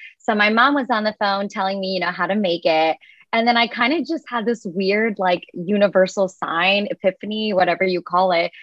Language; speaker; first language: English; native; English